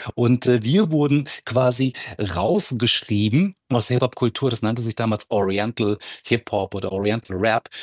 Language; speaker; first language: German; early bilingual, other home language; Turkish